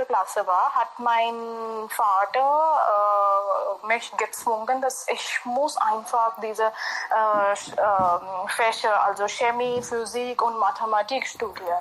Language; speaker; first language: German; non-native, fluent; Hindi